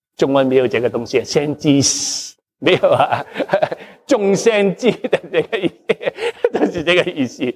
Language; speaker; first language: Chinese; non-native, local second language; Cantonese